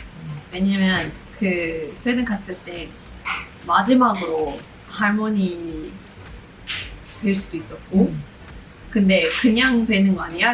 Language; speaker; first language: Korean; non-native, fluent; Swedish